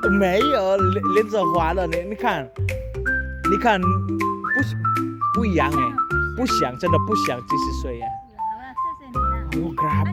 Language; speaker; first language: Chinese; non-native, learner; Filipino